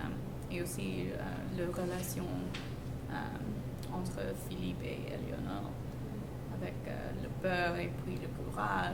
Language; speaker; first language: French; non-native, learner; English